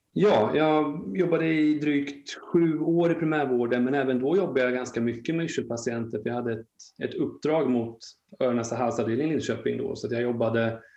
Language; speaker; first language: Swedish; native; Swedish